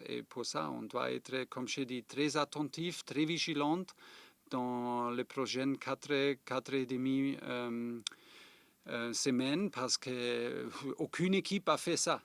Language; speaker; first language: French; non-native, fluent; German